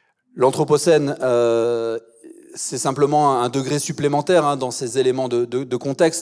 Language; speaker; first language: French; native; French